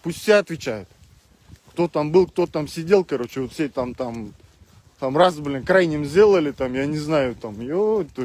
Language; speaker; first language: Russian; non-native, local second language; Kyrgyz